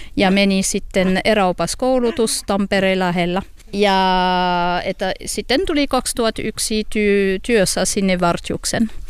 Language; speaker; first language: Finnish; non-native, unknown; French